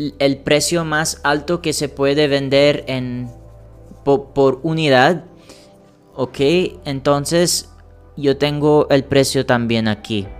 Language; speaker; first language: Spanish; non-native, learner; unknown